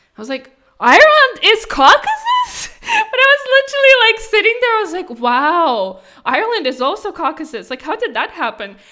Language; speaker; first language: English; non-native, fluent; Kazakh